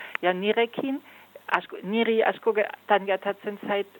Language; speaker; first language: Basque; non-native, fluent; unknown